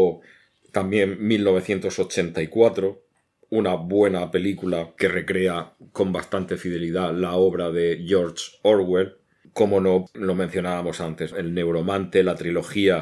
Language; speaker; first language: Spanish; native; Spanish